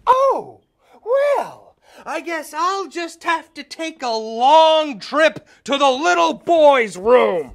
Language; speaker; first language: English; native; English